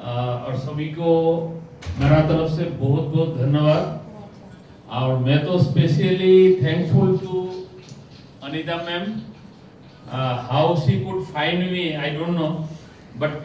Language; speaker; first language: Hindi; non-native, local second language; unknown